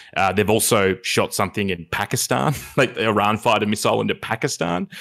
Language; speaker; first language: English; native; English